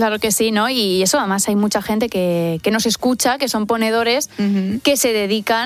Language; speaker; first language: Spanish; native; Spanish